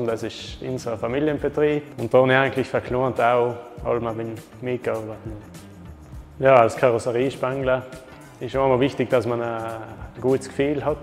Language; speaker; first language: German; native; German